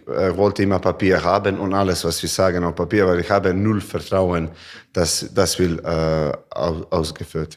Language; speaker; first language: German; non-native, learner; Serbian